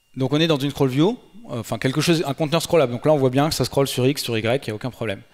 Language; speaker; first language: French; native; French